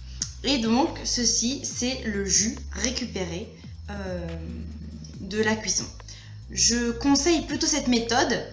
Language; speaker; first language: French; native; French